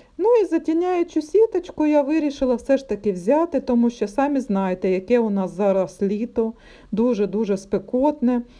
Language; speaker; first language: Ukrainian; non-native, local second language; Russian